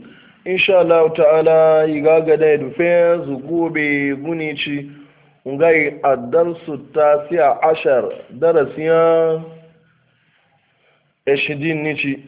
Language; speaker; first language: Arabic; non-native, fluent; Hausa